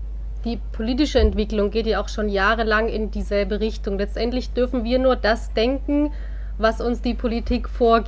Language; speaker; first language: German; native; German